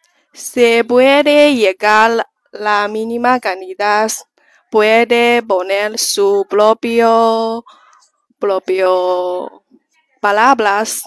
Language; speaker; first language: Spanish; non-native, learner; Chinese